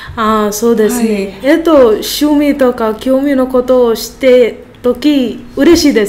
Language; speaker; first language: Japanese; non-native, learner; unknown